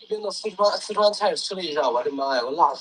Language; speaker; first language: Chinese; native; Chinese